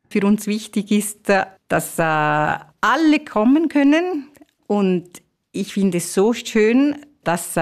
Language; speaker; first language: German; non-native, fluent; Italian